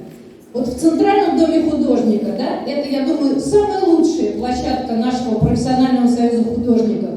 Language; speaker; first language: Russian; native; Russian